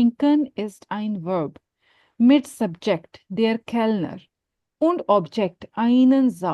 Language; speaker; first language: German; non-native, learner; Urdu